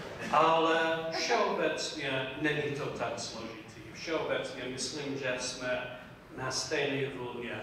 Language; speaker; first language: Czech; non-native, fluent; English